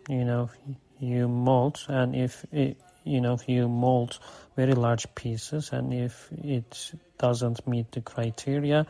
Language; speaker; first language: English; non-native, fluent; Turkish